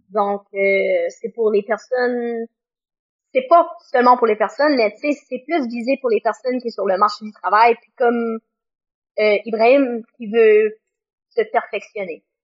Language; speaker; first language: French; native; French